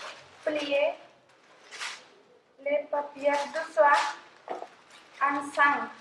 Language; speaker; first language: French; non-native, fluent; Spanish